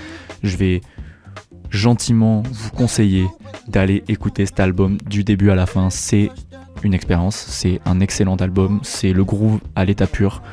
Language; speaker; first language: French; native; French